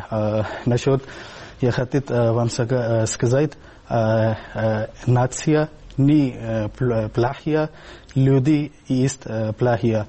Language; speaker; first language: Russian; non-native, learner; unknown